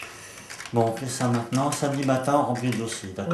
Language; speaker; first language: French; native; French